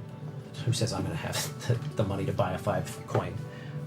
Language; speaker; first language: English; native; English